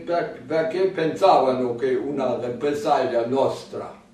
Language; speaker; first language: Italian; non-native, fluent; German